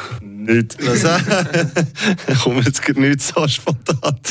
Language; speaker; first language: German; native; German